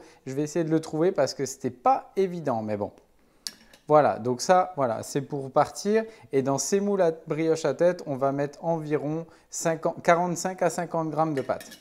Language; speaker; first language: French; native; French